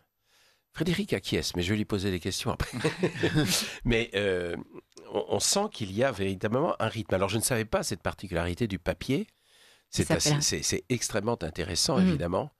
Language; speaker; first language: French; native; French